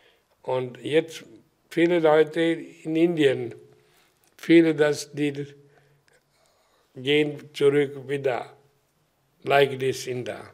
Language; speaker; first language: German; non-native, learner; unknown